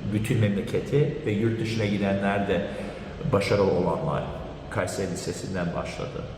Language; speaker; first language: Turkish; early bilingual, heritage; Turkish